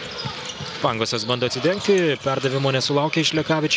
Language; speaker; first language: Lithuanian; native; Lithuanian